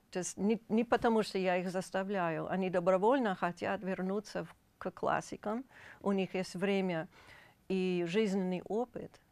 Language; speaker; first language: Russian; non-native, fluent; English